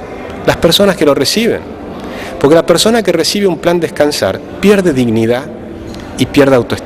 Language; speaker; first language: Spanish; native; Spanish